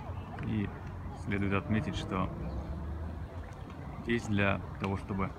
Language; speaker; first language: Russian; native; Russian